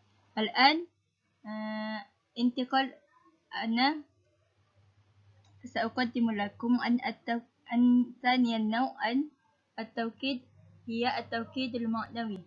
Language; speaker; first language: Arabic; non-native, learner; Malay